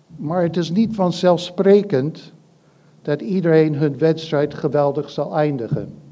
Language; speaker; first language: Dutch; non-native, fluent; English